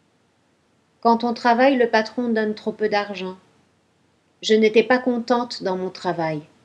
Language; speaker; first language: French; non-native, learner; Ukrainian